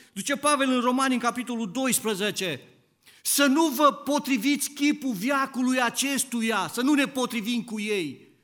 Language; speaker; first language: Romanian; native; Romanian